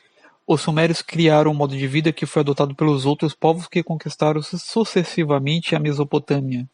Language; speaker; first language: Portuguese; native; Portuguese